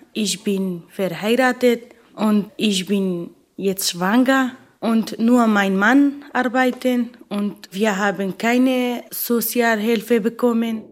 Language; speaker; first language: German; non-native, learner; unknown